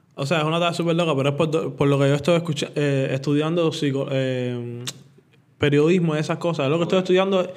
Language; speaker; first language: Spanish; native; Spanish